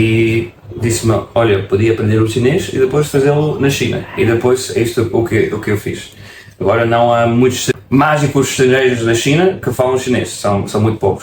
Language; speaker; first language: Portuguese; non-native, fluent; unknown